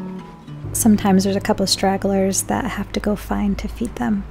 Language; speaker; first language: English; native; English